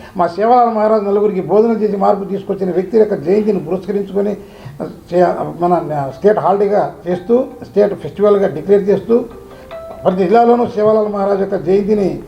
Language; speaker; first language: Telugu; non-native, local second language; Lambadi